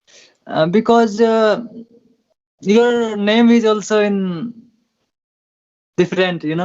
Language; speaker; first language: English; non-native, learner; Hindi